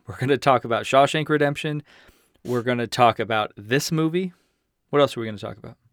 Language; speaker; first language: English; native; English